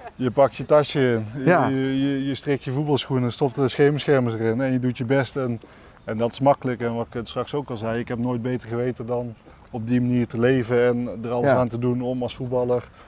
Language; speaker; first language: Dutch; native; Dutch